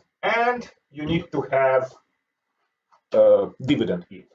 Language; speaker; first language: English; non-native, fluent; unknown